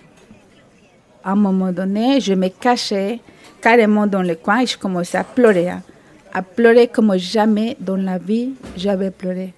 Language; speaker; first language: French; non-native, fluent; Spanish